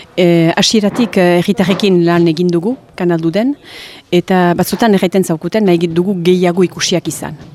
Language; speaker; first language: Basque; native; Basque